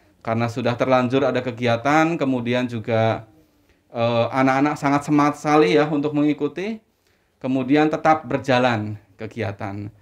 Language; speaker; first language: Indonesian; native; Indonesian